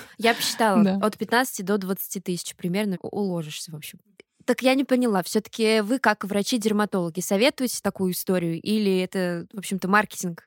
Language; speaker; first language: Russian; native; Russian